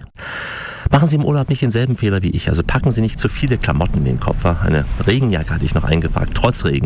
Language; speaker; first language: German; native; German